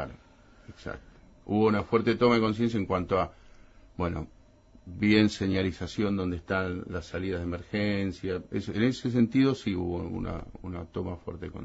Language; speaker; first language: Spanish; native; Spanish